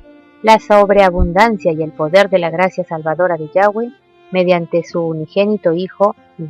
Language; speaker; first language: Spanish; native; Spanish